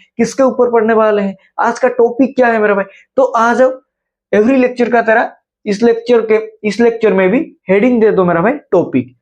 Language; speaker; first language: Hindi; non-native, local second language; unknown